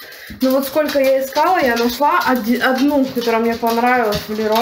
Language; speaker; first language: Russian; native; Russian